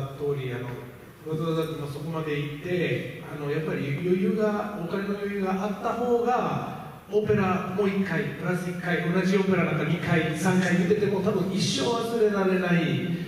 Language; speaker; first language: Japanese; non-native, fluent; Italian